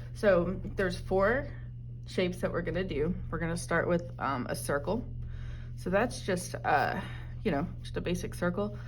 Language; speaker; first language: English; native; English